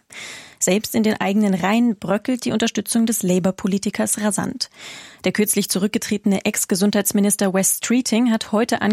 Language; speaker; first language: German; native; German